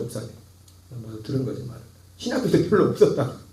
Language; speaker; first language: Korean; native; Korean